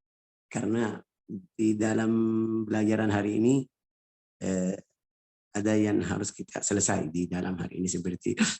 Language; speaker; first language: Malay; non-native, fluent; Arabic